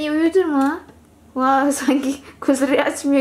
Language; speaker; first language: Turkish; non-native, learner; Indonesian